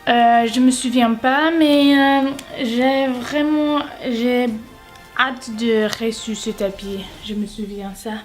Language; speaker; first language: French; non-native, learner; English